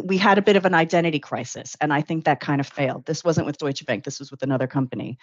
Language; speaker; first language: English; native; English